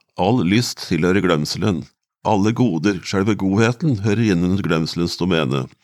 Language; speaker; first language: Norwegian; native; Norwegian